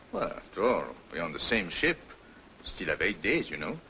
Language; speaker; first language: English; non-native, fluent; French